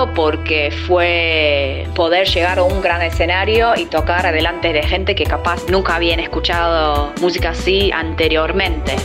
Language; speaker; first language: Spanish; non-native, fluent; English